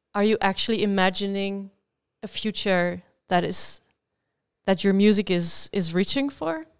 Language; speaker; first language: English; non-native, fluent; Dutch